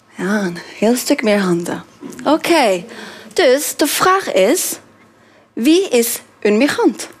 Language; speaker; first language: Dutch; non-native, fluent; Norwegian